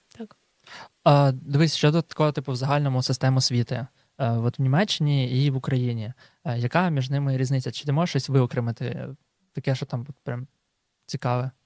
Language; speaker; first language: Ukrainian; native; Ukrainian